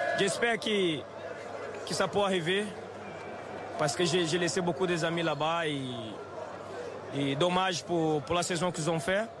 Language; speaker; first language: French; non-native, fluent; Portuguese